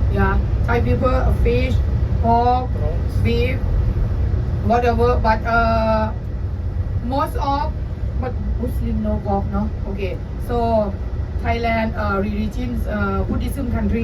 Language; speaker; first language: English; non-native, learner; Thai